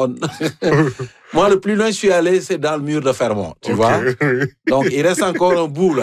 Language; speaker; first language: French; native; French